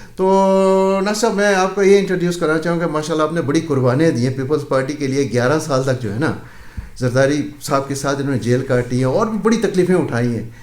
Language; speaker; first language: Urdu; non-native, local second language; Punjabi